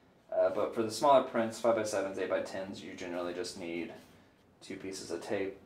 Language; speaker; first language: English; native; English